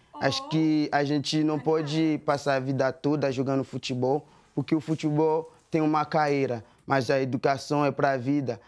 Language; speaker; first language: Portuguese; non-native, fluent; Haitian Creole